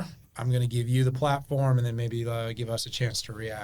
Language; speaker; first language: English; native; English